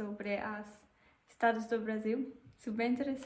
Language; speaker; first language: Portuguese; non-native, fluent; German